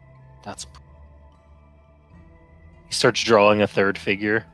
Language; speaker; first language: English; native; English